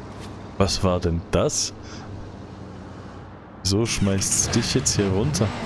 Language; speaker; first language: German; native; German